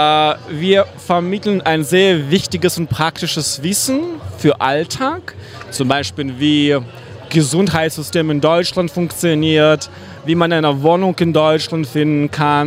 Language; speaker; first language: German; non-native, fluent; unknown